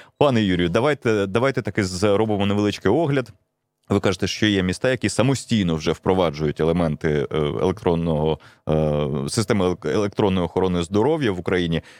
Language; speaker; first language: Ukrainian; native; Ukrainian